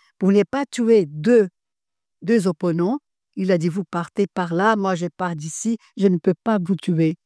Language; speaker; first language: French; non-native, fluent; Portuguese